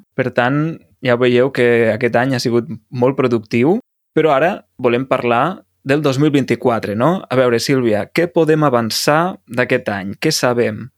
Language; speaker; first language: Catalan; native; Catalan